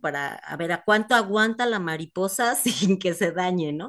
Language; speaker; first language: Spanish; native; Spanish